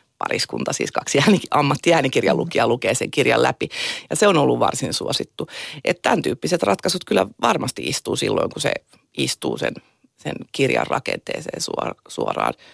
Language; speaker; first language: Finnish; native; Finnish